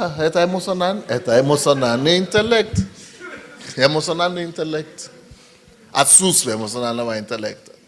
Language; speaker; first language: Russian; non-native, fluent; Yoruba